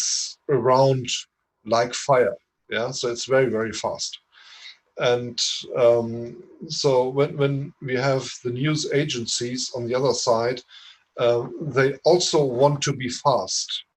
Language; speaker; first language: English; non-native, fluent; German